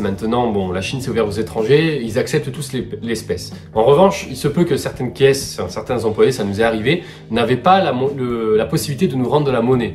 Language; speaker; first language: French; native; French